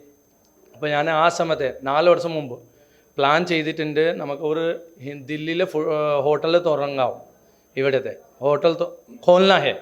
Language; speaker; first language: Malayalam; non-native, local second language; Hindi